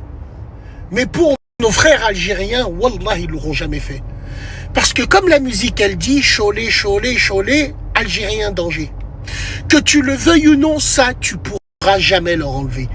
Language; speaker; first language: French; native; French